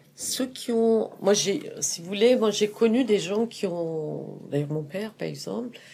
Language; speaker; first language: French; non-native, fluent; Persian